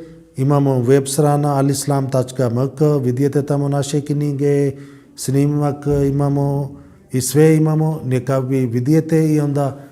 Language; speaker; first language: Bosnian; non-native, learner; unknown